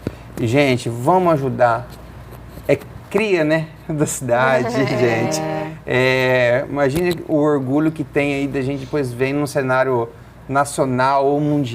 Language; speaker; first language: Portuguese; native; Portuguese